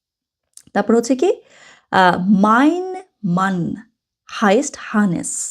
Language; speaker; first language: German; non-native, fluent; Bangla